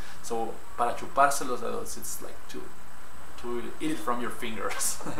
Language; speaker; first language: English; non-native, fluent; Spanish